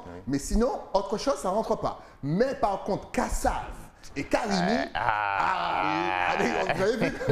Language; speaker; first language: French; native; French